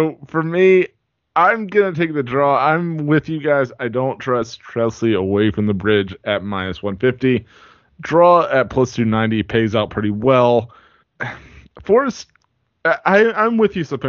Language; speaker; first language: English; native; English